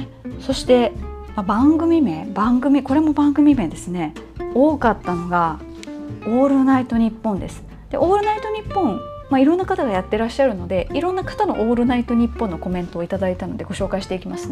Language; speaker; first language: Japanese; native; Japanese